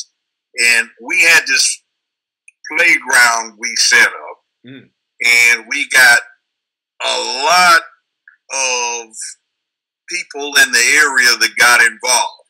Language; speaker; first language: English; native; English